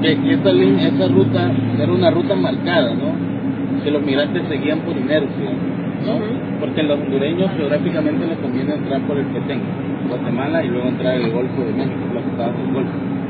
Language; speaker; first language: Spanish; native; Spanish